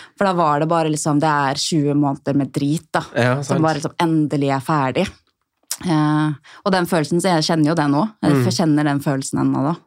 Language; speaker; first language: Norwegian; native; Norwegian